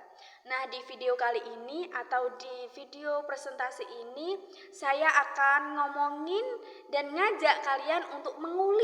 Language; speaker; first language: Indonesian; native; Indonesian